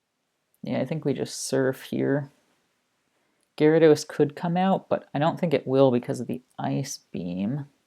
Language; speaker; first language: English; native; English